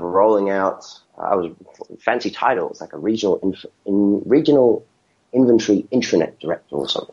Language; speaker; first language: English; native; English